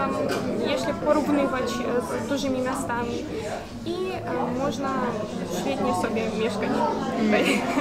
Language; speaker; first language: Polish; non-native, fluent; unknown